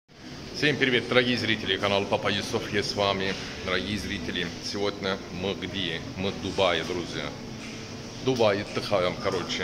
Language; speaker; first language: Russian; non-native, learner; Turkish